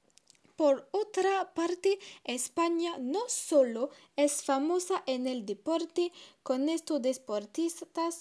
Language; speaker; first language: Spanish; non-native, learner; French